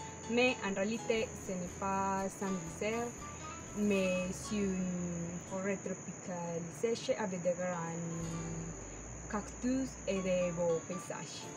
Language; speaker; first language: French; non-native, learner; Spanish